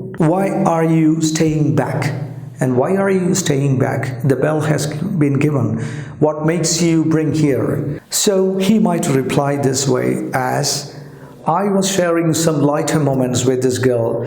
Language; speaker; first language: English; non-native, local second language; Malayalam